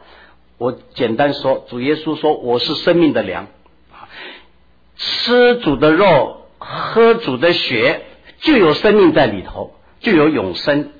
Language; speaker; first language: Chinese; native; Chinese